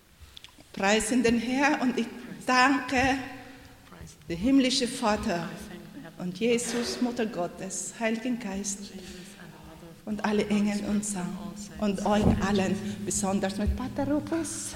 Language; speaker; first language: German; non-native, learner; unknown